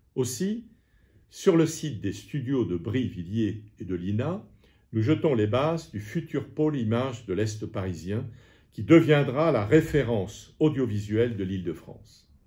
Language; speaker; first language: French; native; French